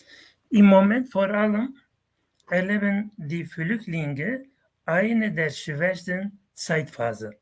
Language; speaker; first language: German; non-native, fluent; Kurdish